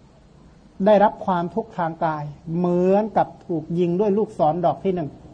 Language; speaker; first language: Thai; non-native, local second language; Khmer